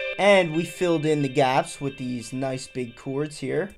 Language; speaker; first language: English; native; English